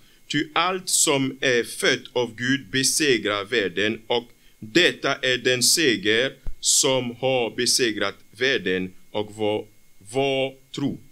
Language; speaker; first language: Swedish; non-native, fluent; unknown